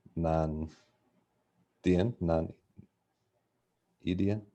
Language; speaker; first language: Chinese; non-native, learner; English